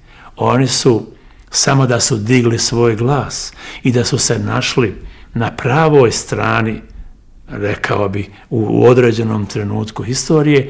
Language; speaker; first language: Bosnian; native; Bosnian